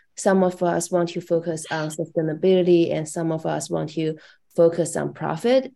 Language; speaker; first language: English; non-native, fluent; Chinese